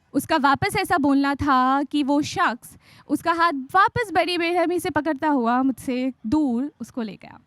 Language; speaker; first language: Hindi; native; Hindi